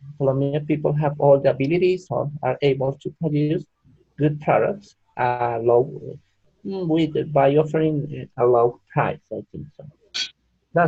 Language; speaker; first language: English; non-native, learner; Spanish